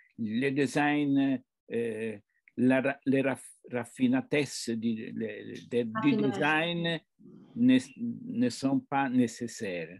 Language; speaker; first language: French; non-native, fluent; Italian